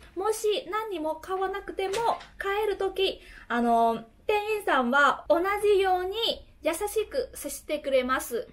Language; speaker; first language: Japanese; non-native, fluent; Vietnamese